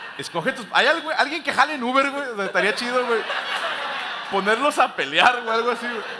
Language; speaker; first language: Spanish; native; Spanish